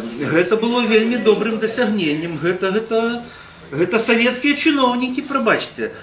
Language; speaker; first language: Belarusian; native; Belarusian